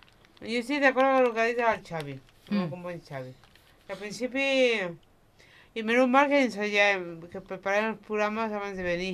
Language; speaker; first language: Catalan; non-native, local second language; Spanish